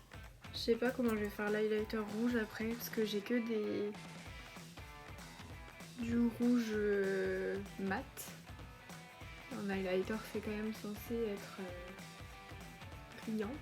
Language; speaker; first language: French; native; French